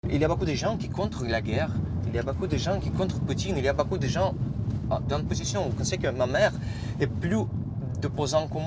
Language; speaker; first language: French; non-native, fluent; Russian